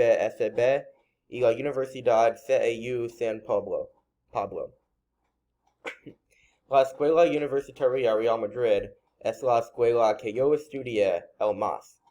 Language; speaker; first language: Spanish; non-native, learner; English